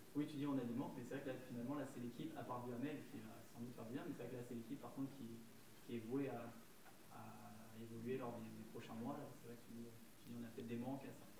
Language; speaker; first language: French; native; French